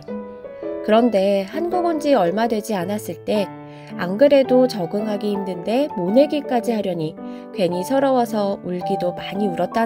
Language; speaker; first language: Korean; native; Korean